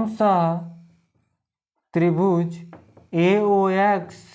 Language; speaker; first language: Hindi; native; Hindi